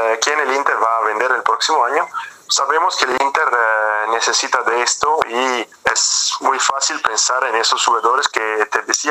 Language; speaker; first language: Spanish; non-native, fluent; Italian